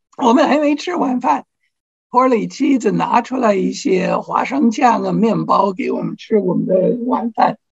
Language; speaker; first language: Chinese; non-native, fluent; English